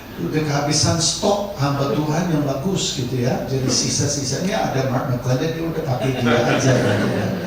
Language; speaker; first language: Indonesian; non-native, fluent; English